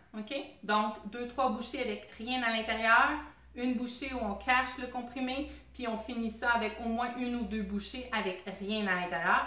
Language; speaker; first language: French; native; French